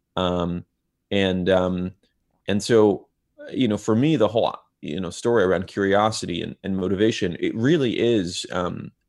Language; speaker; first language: English; non-native, fluent; Hebrew